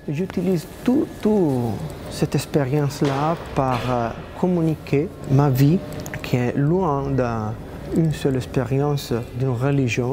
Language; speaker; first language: French; non-native, fluent; Italian